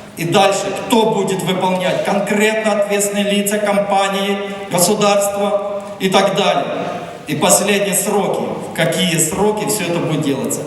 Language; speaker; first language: Russian; non-native, local second language; Ukrainian